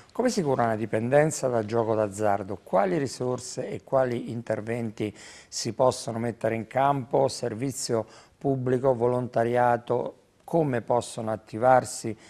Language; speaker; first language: Italian; native; Italian